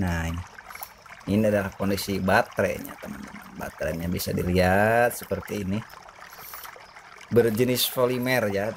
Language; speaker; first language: Indonesian; native; Indonesian